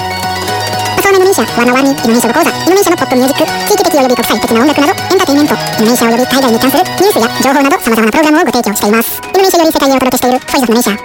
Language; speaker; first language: Japanese; non-native, fluent; Indonesian